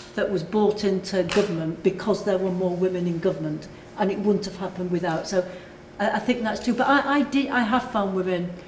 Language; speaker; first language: English; native; English